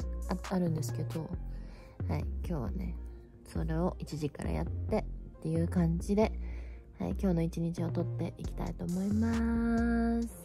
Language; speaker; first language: Japanese; native; Japanese